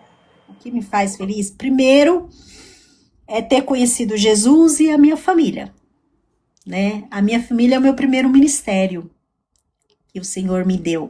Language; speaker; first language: Portuguese; native; Portuguese